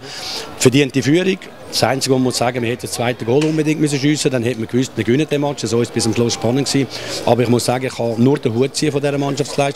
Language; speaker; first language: German; native; German